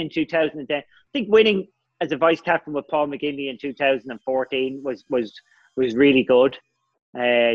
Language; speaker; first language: English; native; English